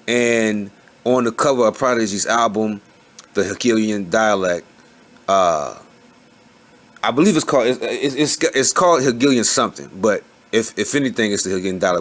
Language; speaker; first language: English; native; English